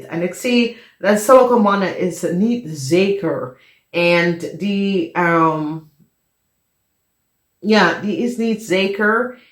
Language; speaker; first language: Dutch; non-native, fluent; English